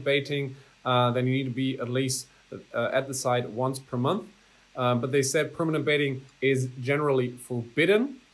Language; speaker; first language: English; non-native, fluent; German